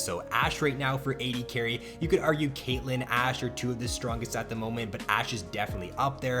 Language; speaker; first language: English; native; English